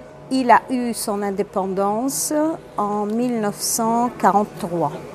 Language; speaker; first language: French; non-native, local second language; Arabic